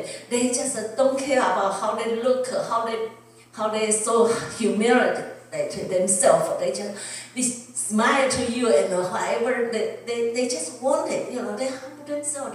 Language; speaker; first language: English; non-native, learner; Chinese